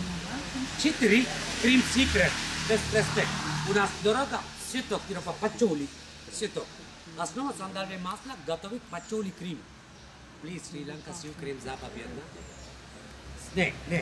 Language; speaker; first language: Russian; non-native, learner; Sinhala